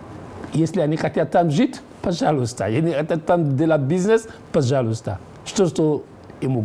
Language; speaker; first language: Russian; non-native, learner; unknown